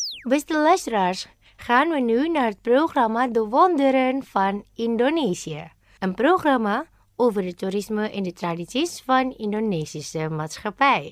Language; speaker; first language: Dutch; non-native, fluent; Indonesian